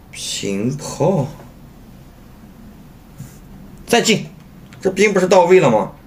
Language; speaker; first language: Chinese; native; Chinese